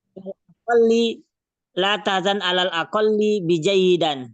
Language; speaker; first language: Arabic; non-native, learner; Indonesian